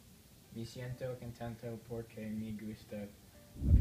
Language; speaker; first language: Spanish; non-native, learner; English